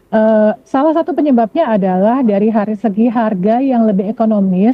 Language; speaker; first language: Indonesian; native; Indonesian